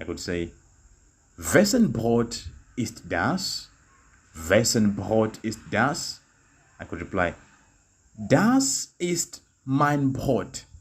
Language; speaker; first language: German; non-native, fluent; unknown